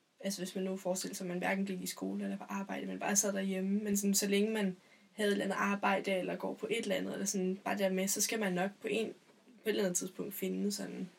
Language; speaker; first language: Danish; native; Danish